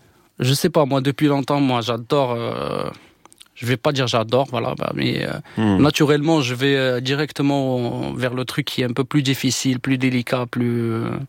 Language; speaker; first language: French; non-native, local second language; Arabic